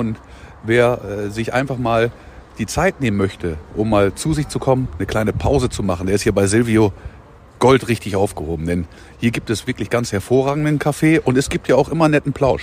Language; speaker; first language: German; native; German